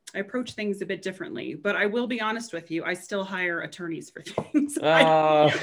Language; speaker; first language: English; native; English